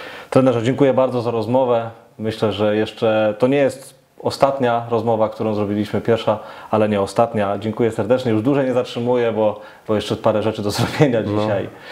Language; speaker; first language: Polish; native; Polish